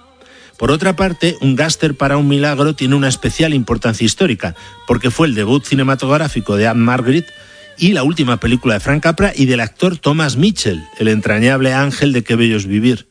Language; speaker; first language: Spanish; native; Spanish